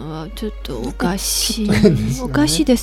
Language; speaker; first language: Japanese; non-native, fluent; Chinese